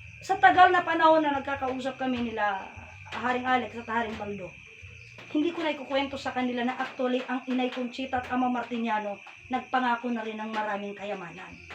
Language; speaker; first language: Filipino; non-native, local second language; Iloko